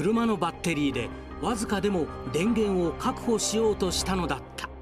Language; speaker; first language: Japanese; native; Japanese